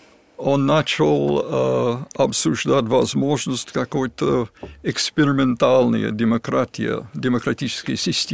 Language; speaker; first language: Russian; non-native, fluent; English